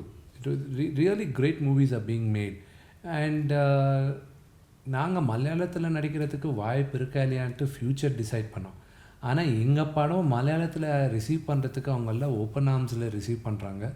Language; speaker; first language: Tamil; non-native, local second language; Telugu